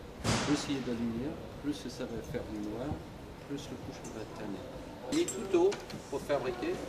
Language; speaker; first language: French; native; French